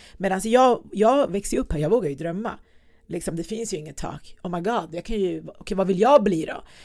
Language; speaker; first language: Swedish; early bilingual, other home language; Persian